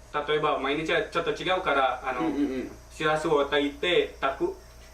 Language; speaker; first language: Japanese; non-native, learner; Indonesian